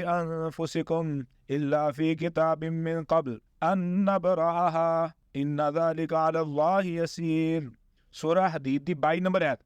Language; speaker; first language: Urdu; non-native, local second language; Punjabi